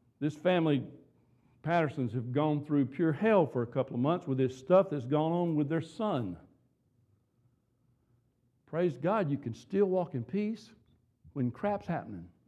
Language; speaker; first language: English; native; English